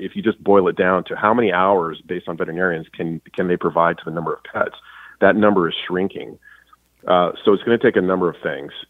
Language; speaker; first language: English; native; English